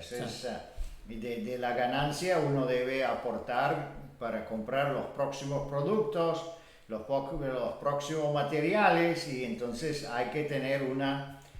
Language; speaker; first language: Spanish; non-native, fluent; Bulgarian